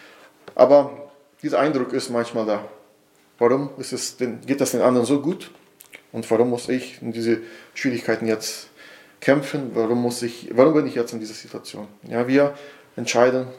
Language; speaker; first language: German; non-native, fluent; Portuguese